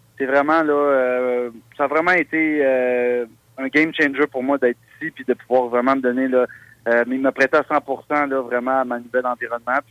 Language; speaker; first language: French; native; French